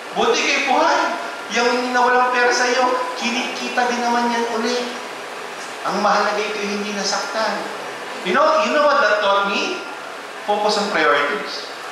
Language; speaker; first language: Filipino; native; Filipino